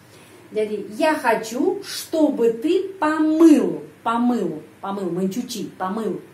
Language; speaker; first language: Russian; early bilingual, heritage; Russian